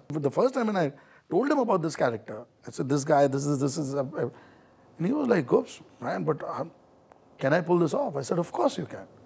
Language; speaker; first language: English; non-native, local second language; Hindi